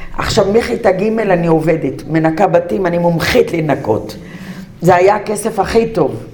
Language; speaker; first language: Hebrew; early bilingual, other home language; Arabic